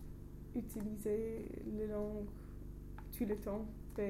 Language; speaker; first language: French; non-native, learner; English